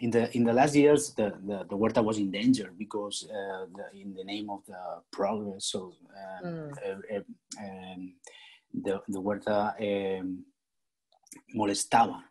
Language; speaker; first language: English; non-native, learner; Spanish